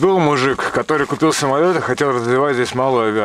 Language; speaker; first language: Russian; native; Russian